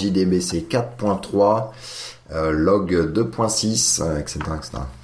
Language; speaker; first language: French; native; French